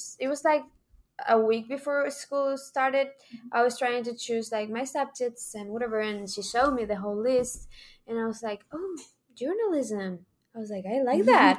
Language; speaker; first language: English; non-native, fluent; Spanish